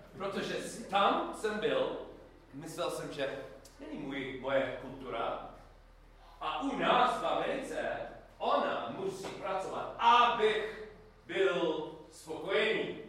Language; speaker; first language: Czech; non-native, learner; English